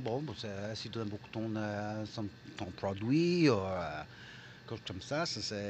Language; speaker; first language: French; non-native, local second language; English